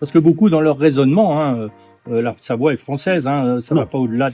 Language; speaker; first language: French; native; French